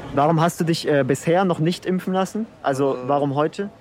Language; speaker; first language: German; native; German